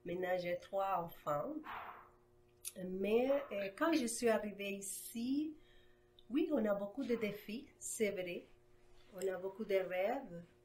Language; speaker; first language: French; non-native, fluent; Spanish